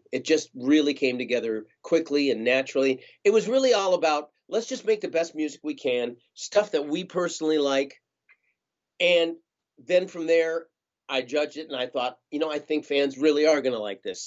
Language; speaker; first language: English; native; English